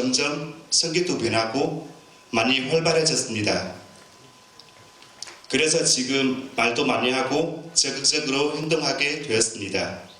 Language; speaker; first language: Korean; non-native, learner; Vietnamese